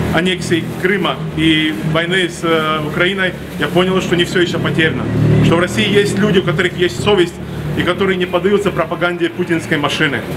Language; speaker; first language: Russian; non-native, local second language; Latvian